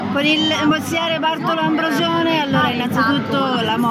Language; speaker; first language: Italian; native; Italian